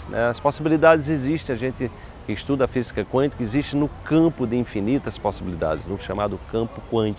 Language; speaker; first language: Portuguese; native; Portuguese